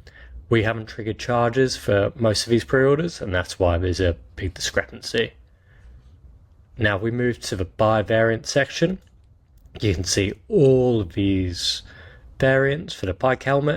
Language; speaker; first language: English; native; English